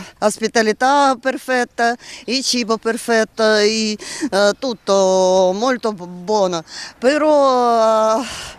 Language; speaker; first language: Italian; non-native, learner; Ukrainian